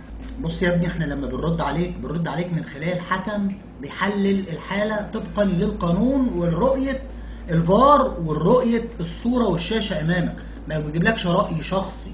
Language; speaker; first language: Arabic; native; Arabic